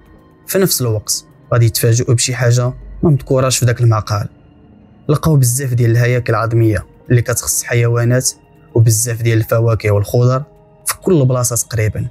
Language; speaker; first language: Arabic; native; Arabic